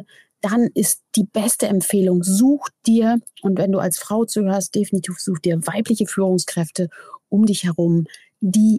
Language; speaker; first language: German; native; German